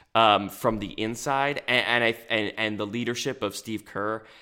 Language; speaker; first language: English; native; English